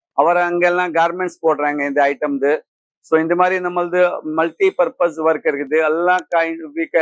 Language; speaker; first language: Tamil; non-native, fluent; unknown